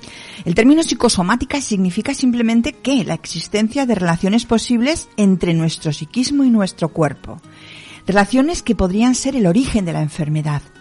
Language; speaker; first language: Spanish; native; Spanish